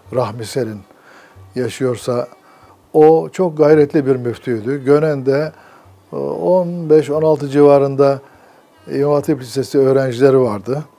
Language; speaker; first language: Turkish; native; Turkish